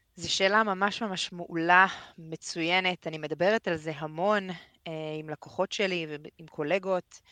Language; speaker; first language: Hebrew; native; Hebrew